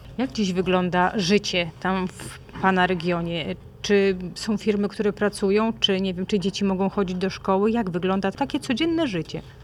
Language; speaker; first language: Polish; native; Polish